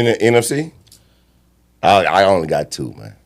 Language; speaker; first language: English; native; English